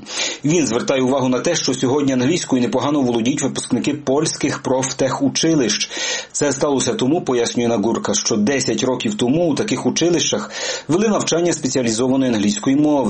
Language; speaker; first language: Ukrainian; native; Ukrainian